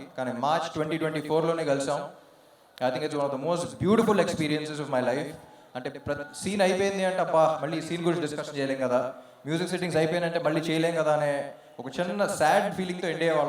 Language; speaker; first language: Telugu; native; Telugu